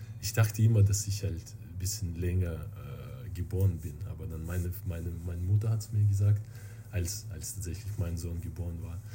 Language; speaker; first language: German; non-native, fluent; Russian